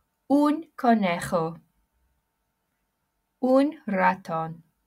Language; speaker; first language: Spanish; non-native, learner; English